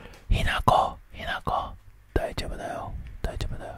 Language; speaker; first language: Japanese; native; Japanese